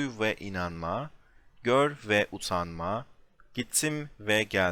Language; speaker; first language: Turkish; non-native, fluent; English